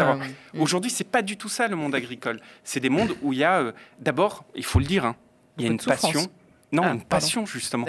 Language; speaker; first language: French; native; French